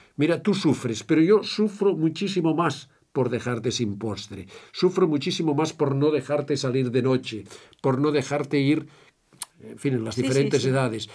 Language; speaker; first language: Spanish; native; Spanish